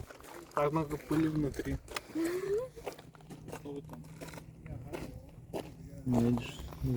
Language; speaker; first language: Russian; early bilingual, heritage; Russian